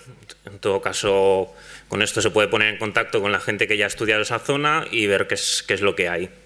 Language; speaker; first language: Spanish; non-native, local second language; Catalan